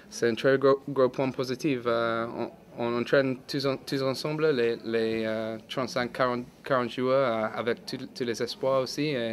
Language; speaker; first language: French; non-native, fluent; English